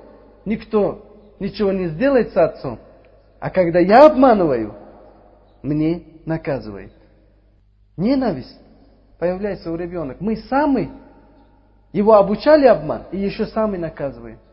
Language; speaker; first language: Russian; non-native, learner; Uzbek